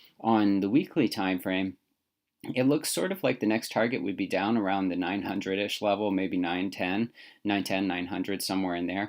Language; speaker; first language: English; native; English